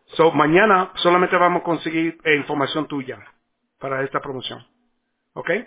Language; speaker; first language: Spanish; early bilingual, heritage; Spanish